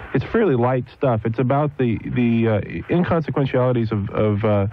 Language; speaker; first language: English; native; English